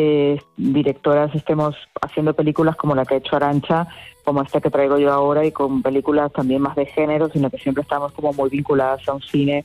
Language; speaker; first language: Spanish; native; Spanish